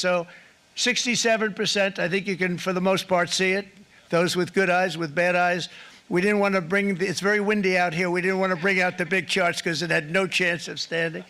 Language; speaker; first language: English; native; English